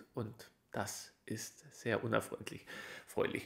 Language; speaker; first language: German; native; German